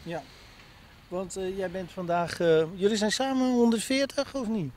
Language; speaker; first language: Dutch; native; Dutch